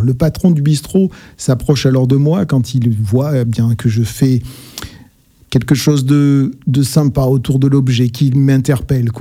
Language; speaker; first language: French; native; French